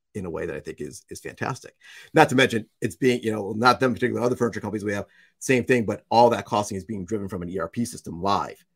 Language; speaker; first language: English; native; English